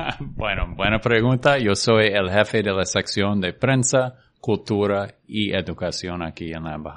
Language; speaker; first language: Spanish; non-native, fluent; English